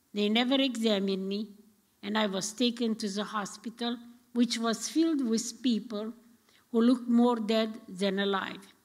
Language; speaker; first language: English; non-native, fluent; Romanian